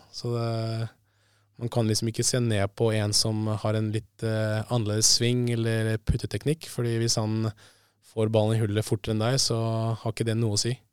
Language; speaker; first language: Norwegian; early bilingual, other home language; Spanish